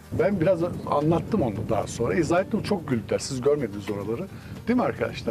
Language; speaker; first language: Turkish; native; Turkish